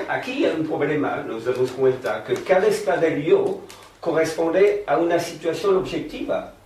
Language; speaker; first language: Spanish; non-native, fluent; French